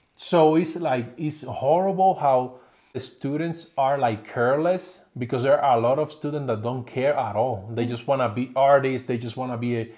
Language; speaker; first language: English; non-native, fluent; Spanish